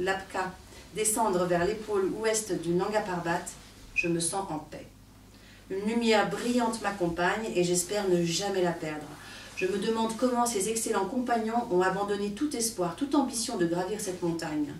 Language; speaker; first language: French; native; French